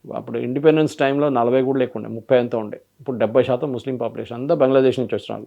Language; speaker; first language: Telugu; non-native, local second language; Malayalam